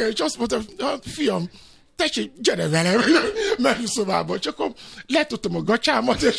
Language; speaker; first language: Hungarian; non-native, fluent; Yoruba